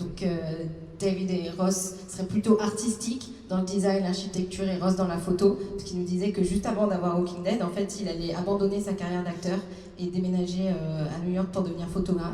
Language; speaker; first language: French; native; French